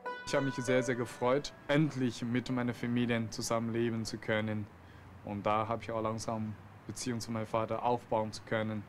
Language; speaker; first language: German; non-native, fluent; Chinese